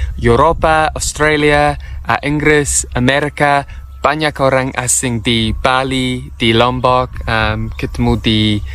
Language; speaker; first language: Indonesian; non-native, learner; English